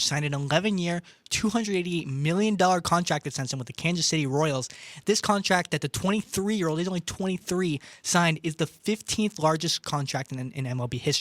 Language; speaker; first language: English; native; English